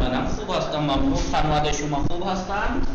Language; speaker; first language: Persian; non-native, fluent; Urdu